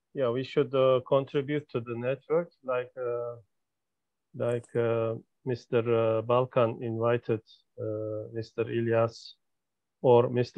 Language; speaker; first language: English; non-native, fluent; Turkish